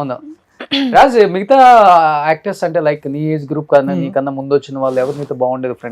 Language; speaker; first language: Telugu; native; Telugu